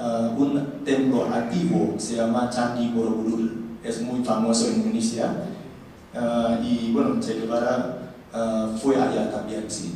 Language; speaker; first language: Spanish; non-native, learner; Indonesian